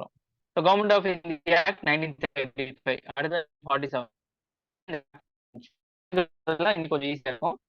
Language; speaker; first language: Tamil; native; Tamil